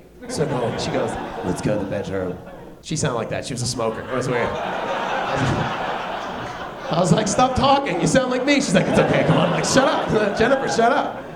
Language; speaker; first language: English; native; English